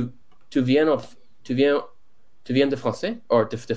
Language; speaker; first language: French; non-native, learner; English